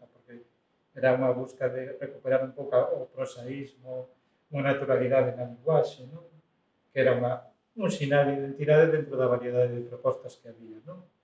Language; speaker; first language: Galician; non-native, local second language; Spanish